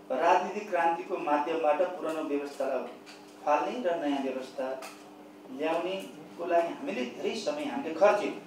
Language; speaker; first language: Nepali; native; Nepali